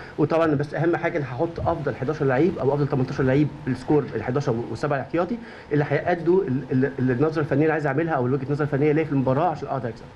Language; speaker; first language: Arabic; native; Arabic